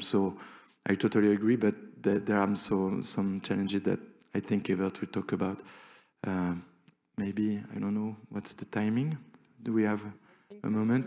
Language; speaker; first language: English; non-native, fluent; French